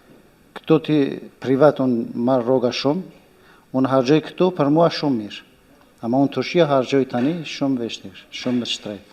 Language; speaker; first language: Albanian; non-native, learner; Turkish